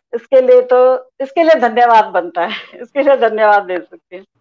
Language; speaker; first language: Hindi; native; Hindi